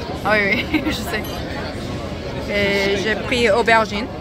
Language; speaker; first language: French; non-native, learner; Korean